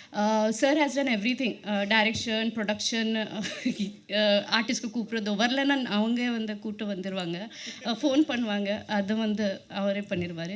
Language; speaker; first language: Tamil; non-native, learner; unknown